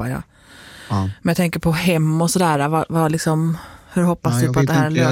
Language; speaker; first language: Swedish; native; Swedish